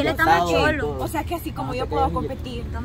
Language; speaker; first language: Spanish; native; Spanish